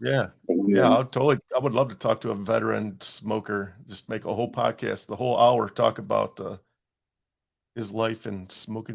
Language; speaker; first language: English; native; English